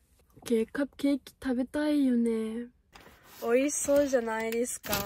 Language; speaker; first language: Japanese; non-native, fluent; English